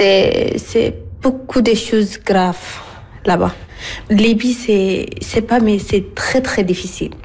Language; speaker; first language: French; non-native, learner; Arabic